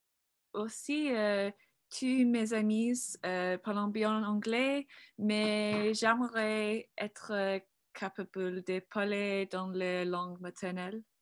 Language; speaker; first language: French; non-native, learner; English